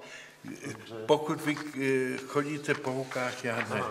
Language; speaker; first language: Czech; early bilingual, heritage; Czech